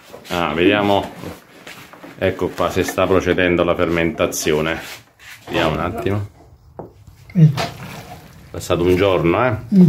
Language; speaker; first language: Italian; native; Italian